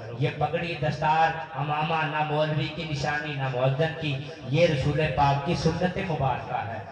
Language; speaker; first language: Urdu; non-native, local second language; Punjabi